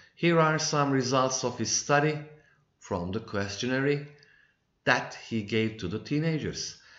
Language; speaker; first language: English; non-native, fluent; Turkish